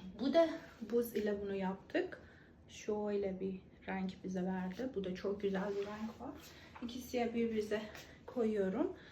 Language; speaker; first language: Turkish; non-native, learner; Persian